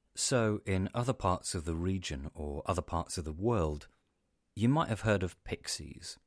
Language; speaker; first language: English; native; English